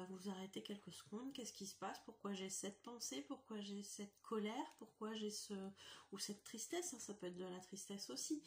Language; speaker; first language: French; native; French